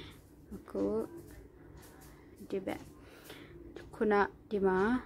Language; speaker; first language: Burmese; non-native, local second language; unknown